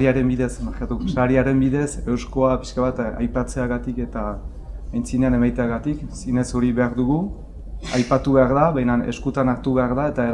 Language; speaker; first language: Basque; native; Basque